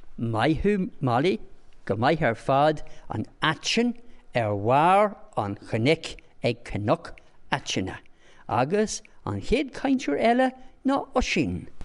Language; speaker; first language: Irish; non-native, local second language; English